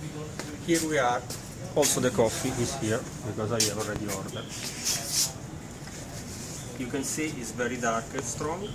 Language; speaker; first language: English; non-native, learner; Italian